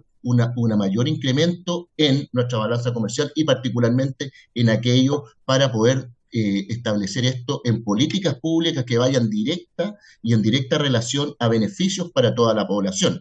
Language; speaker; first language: Spanish; native; Spanish